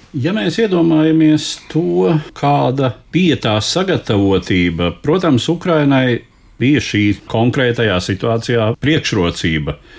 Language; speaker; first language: Latvian; native; Latvian